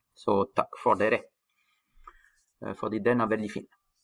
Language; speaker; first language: Norwegian; non-native, fluent; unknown